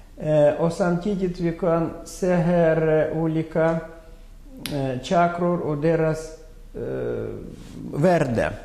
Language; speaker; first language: Swedish; non-native, fluent; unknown